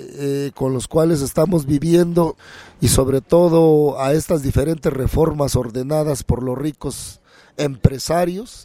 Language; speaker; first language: Spanish; native; Spanish